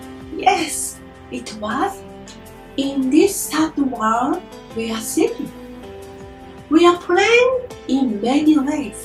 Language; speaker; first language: English; non-native, learner; Japanese